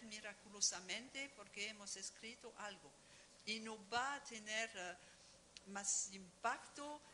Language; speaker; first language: Spanish; non-native, fluent; French